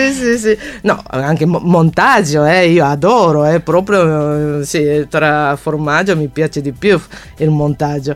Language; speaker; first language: Italian; non-native, fluent; Japanese